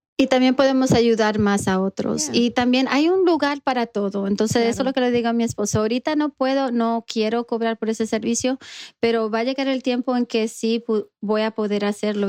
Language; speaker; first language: Spanish; early bilingual, heritage; Spanish